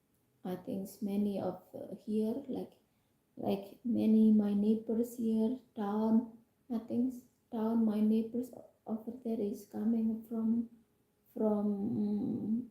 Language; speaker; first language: English; non-native, fluent; Indonesian